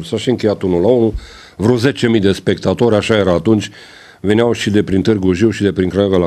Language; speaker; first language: Romanian; native; Romanian